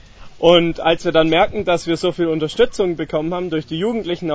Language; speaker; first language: German; native; German